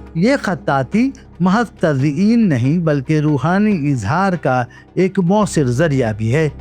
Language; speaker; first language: Urdu; native; Urdu